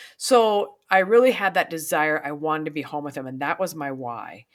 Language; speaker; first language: English; native; English